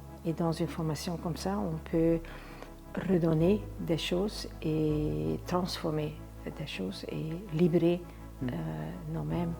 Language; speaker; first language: French; non-native, fluent; Dutch